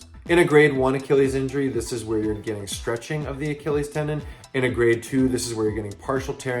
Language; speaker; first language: English; native; English